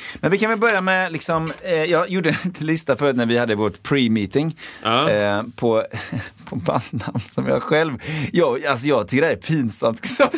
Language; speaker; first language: Swedish; native; Swedish